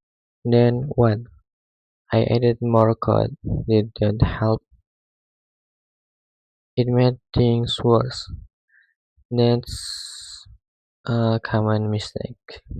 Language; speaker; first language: English; non-native, learner; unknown